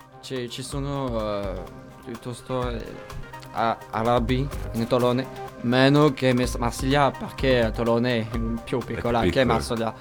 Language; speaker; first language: Italian; non-native, learner; French